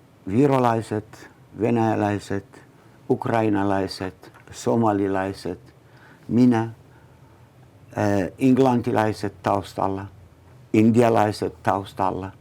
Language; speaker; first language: Finnish; non-native, learner; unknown